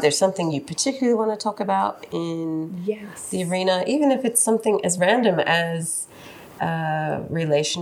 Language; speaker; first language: English; native; English